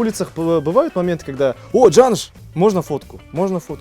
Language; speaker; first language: Russian; native; Russian